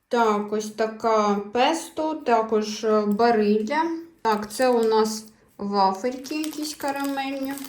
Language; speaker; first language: Ukrainian; native; Ukrainian